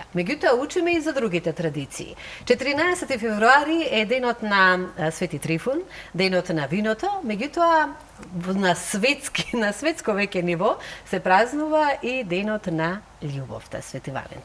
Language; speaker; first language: Macedonian; native; Macedonian